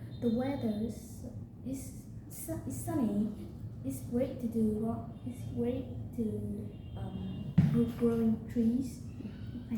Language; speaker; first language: English; non-native, learner; Vietnamese